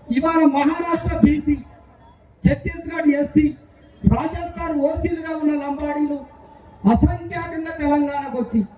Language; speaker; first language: Telugu; non-native, local second language; Koya